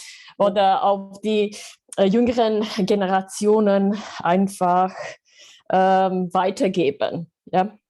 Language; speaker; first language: German; non-native, fluent; Croatian